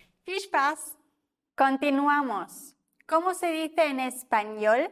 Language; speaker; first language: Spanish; non-native, fluent; German